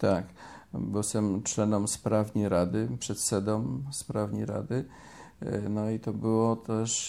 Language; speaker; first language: Czech; non-native, learner; Polish